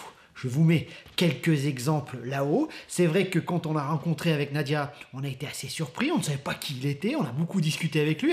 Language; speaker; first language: French; native; French